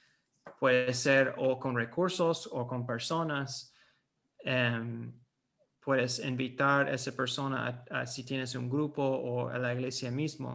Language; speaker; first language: Spanish; non-native, fluent; English